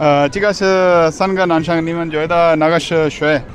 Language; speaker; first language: Chinese; non-native, learner; Urdu